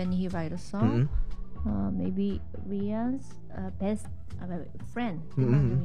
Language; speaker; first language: English; non-native, learner; Korean